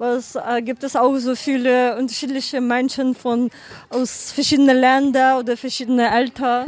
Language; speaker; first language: German; non-native, learner; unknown